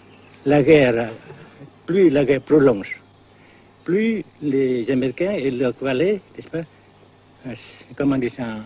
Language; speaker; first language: French; non-native, fluent; Vietnamese